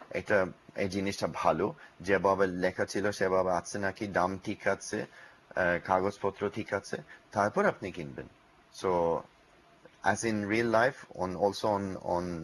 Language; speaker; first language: Bangla; non-native, learner; English